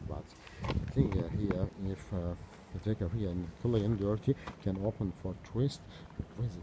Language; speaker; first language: English; non-native, learner; Turkish